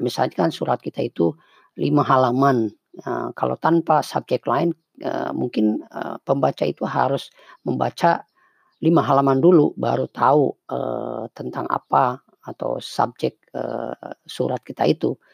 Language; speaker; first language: Indonesian; native; Indonesian